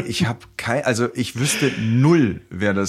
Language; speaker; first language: German; native; German